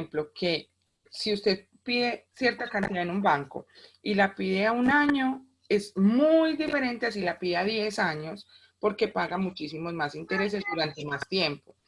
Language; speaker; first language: Spanish; native; Spanish